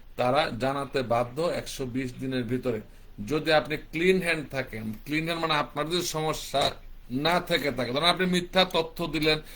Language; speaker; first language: Bangla; early bilingual, heritage; Bangla